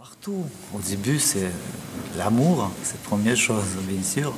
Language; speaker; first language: French; non-native, learner; Russian